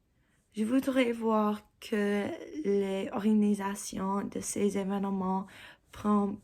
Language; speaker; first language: French; non-native, learner; English